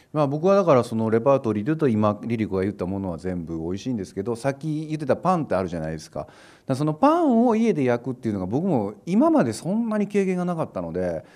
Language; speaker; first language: Japanese; native; Japanese